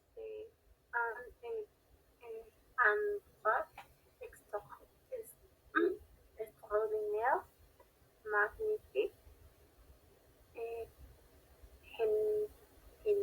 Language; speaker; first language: French; non-native, learner; Spanish